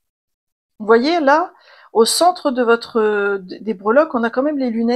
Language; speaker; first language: French; native; French